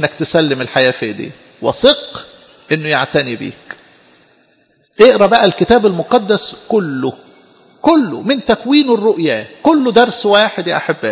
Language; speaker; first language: Arabic; native; Arabic